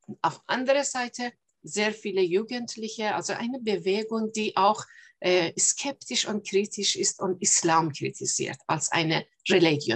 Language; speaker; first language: German; non-native, fluent; Persian